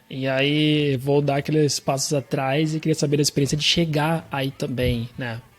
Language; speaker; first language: Portuguese; native; Portuguese